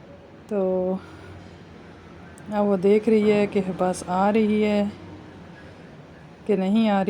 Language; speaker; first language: Hindi; native; Hindi